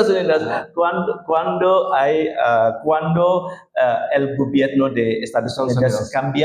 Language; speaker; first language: Spanish; non-native, learner; Indonesian